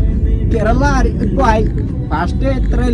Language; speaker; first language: Malayalam; non-native, learner; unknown